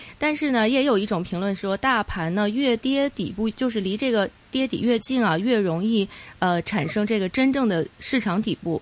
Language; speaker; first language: Chinese; native; Chinese